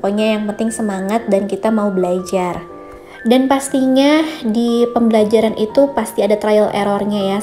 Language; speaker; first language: Indonesian; native; Indonesian